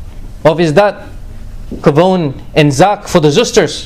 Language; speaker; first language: Dutch; non-native, fluent; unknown